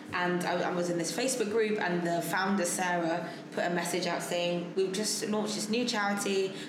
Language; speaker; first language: English; native; English